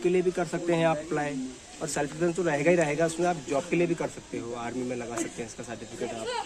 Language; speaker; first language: Hindi; native; Hindi